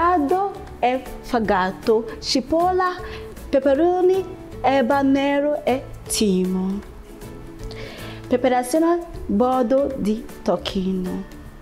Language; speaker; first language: Italian; non-native, learner; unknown